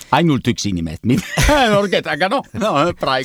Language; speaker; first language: Estonian; non-native, learner; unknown